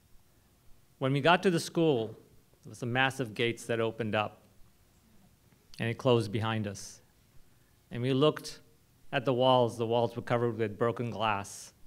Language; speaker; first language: English; non-native, local second language; Hindi